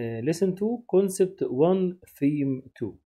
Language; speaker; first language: Arabic; native; Arabic